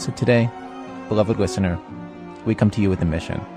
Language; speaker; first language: English; native; English